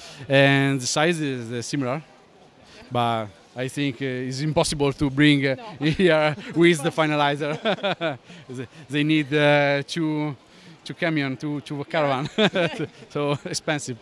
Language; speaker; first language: English; non-native, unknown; Italian